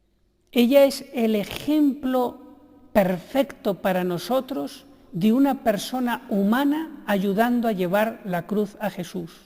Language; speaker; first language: Spanish; native; Spanish